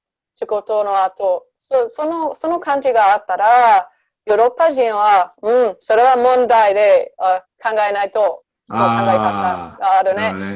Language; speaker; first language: Japanese; non-native, learner; Danish